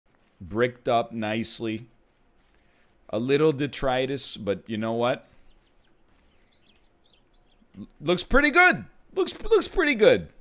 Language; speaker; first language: English; native; English